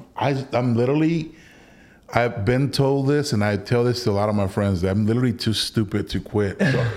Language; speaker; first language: English; early bilingual, other home language; Spanish